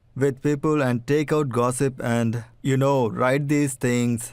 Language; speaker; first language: English; non-native, local second language; Telugu